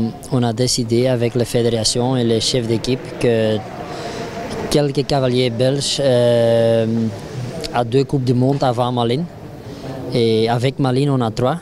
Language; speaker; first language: French; non-native, local second language; Dutch